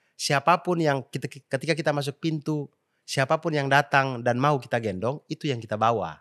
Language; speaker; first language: Indonesian; native; Indonesian